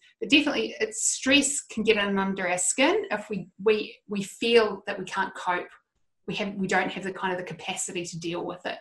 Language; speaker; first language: English; native; English